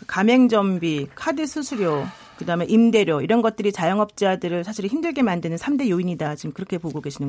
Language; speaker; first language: Korean; native; Korean